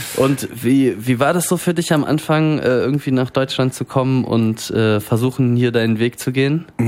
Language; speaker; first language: German; native; German